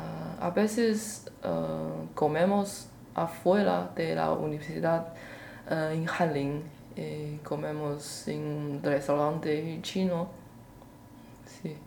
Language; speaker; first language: Spanish; non-native, learner; Chinese